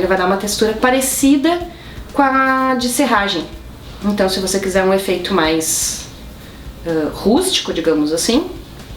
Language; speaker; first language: Portuguese; native; Portuguese